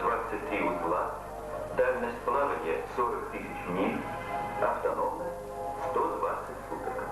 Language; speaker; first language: Russian; native; Russian